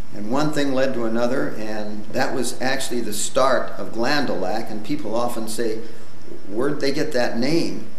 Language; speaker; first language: English; native; English